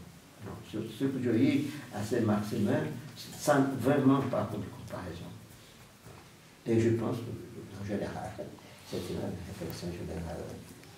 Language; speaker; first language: French; non-native, fluent; Portuguese